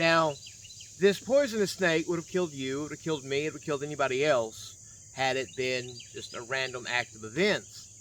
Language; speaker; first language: English; native; English